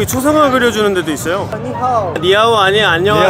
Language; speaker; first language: Korean; native; Korean